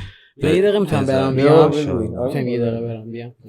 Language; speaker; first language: Persian; native; Persian